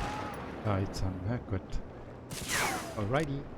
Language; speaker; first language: German; native; German